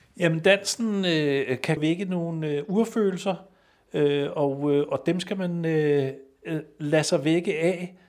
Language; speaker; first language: Danish; native; Danish